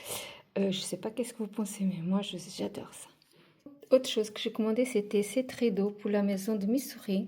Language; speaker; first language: French; non-native, fluent; Portuguese